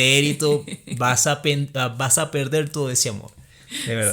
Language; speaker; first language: Spanish; native; Spanish